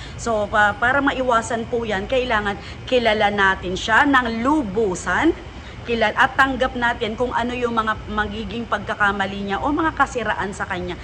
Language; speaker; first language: Filipino; native; Filipino